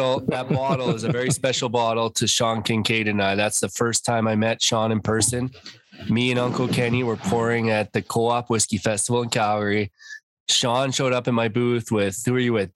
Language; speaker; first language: English; native; English